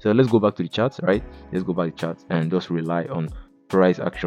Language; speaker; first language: English; native; English